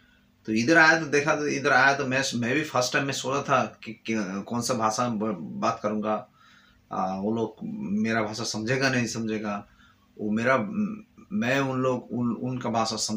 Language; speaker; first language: Hindi; non-native, fluent; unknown